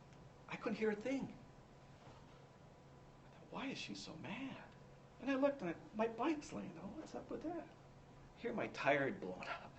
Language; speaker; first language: English; native; English